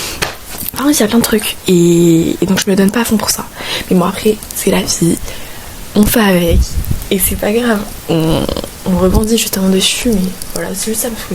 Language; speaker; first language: French; native; French